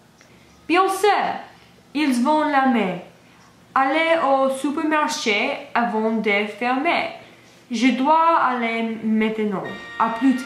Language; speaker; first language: French; non-native, learner; English